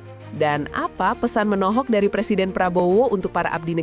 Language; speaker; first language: Malay; native; Malay